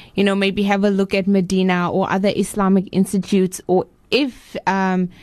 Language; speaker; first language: English; native; English